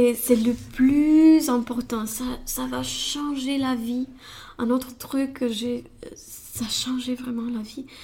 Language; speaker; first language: French; non-native, fluent; Romanian